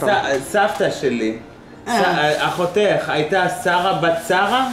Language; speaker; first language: Hebrew; early bilingual, heritage; Hebrew